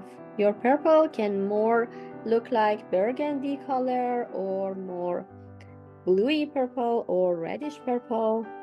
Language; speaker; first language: English; non-native, fluent; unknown